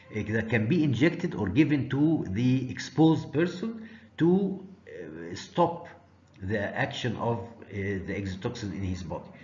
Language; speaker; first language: English; non-native, fluent; Arabic